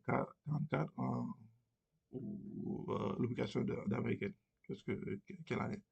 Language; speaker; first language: French; non-native, learner; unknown